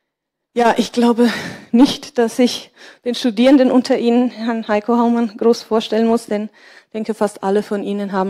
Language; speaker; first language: German; native; German